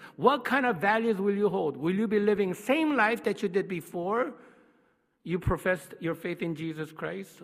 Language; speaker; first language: English; non-native, fluent; Korean